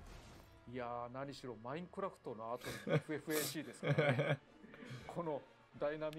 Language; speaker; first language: Japanese; native; Japanese